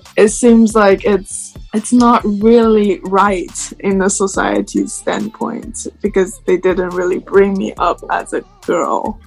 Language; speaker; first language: English; non-native, fluent; Chinese